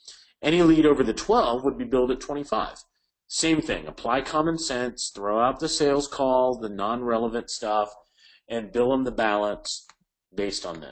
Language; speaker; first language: English; native; English